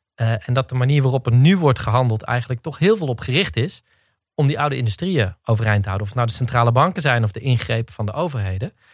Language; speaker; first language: Dutch; native; Dutch